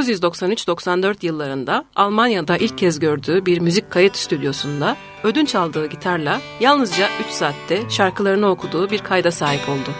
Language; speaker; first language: Turkish; native; Turkish